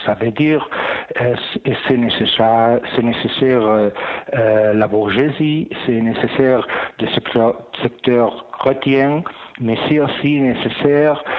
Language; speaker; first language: French; non-native, learner; Catalan